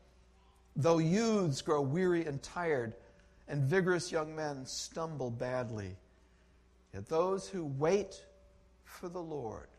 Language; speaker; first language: English; native; English